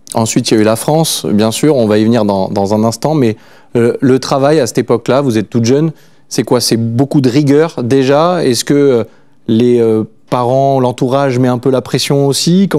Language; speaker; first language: French; native; French